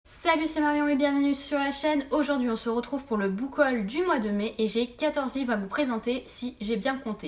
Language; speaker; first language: French; native; French